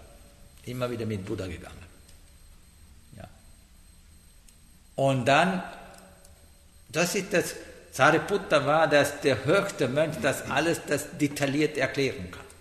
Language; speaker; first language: German; non-native, learner; Sinhala